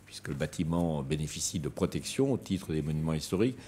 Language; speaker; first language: French; native; French